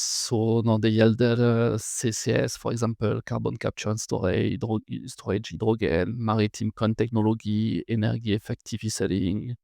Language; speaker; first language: Norwegian; non-native, fluent; French